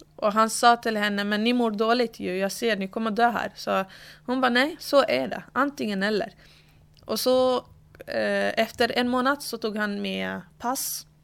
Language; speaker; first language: Swedish; early bilingual, other home language; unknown